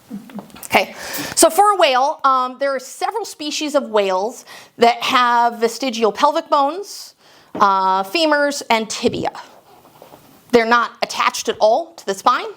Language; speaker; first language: English; native; English